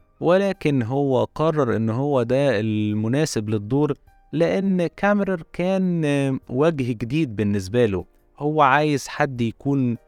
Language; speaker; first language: Arabic; native; Arabic